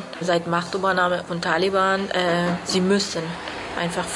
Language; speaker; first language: German; non-native, fluent; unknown